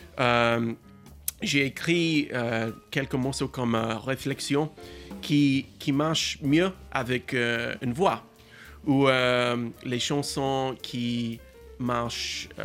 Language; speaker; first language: French; non-native, learner; English